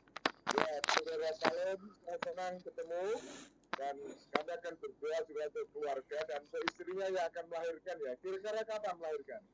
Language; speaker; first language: Indonesian; native; Indonesian